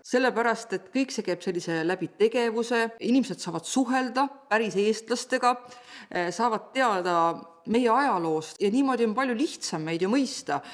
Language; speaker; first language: Estonian; native; Estonian